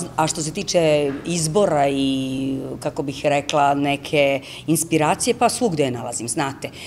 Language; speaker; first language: Serbian; native; Serbian